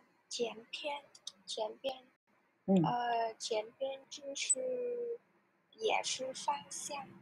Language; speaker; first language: Chinese; non-native, learner; Vietnamese